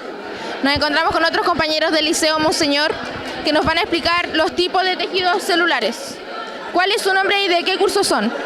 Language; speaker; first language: Spanish; native; Spanish